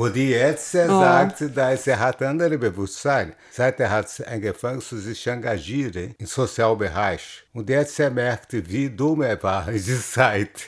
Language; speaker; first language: German; non-native, learner; Portuguese